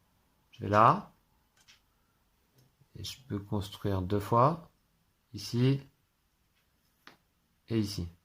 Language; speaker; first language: French; native; French